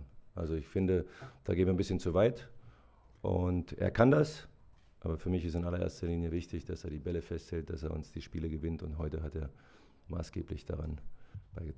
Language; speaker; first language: German; native; German